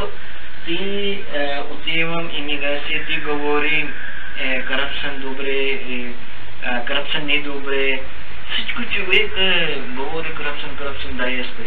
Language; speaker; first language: Bulgarian; non-native, learner; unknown